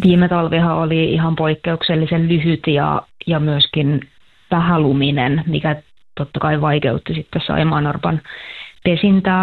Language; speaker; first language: Finnish; native; Finnish